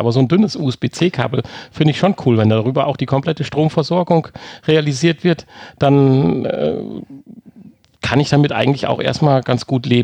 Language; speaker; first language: German; native; German